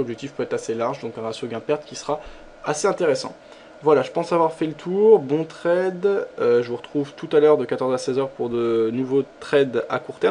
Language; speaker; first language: French; native; French